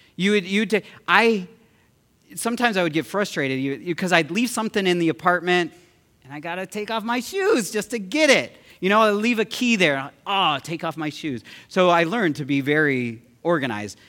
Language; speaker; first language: English; early bilingual, other home language; Filipino